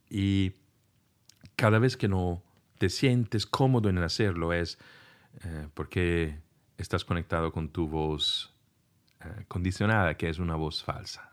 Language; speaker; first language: Spanish; non-native, fluent; Italian